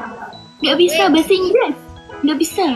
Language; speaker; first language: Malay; non-native, learner; Vietnamese